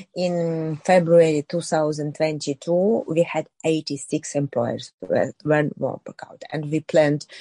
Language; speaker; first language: English; non-native, learner; Ukrainian